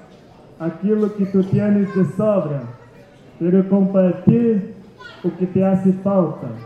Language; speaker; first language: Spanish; non-native, fluent; Portuguese